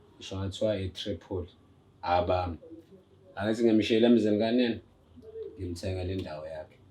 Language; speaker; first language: Zulu; native; Zulu